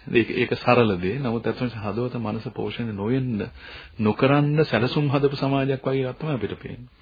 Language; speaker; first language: Sinhala; native; Sinhala